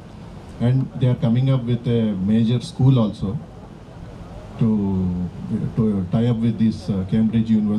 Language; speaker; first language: Telugu; native; Telugu